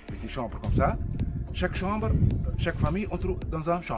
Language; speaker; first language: French; non-native, local second language; Arabic